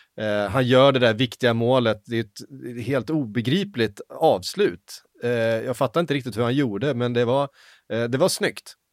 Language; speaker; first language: Swedish; native; Swedish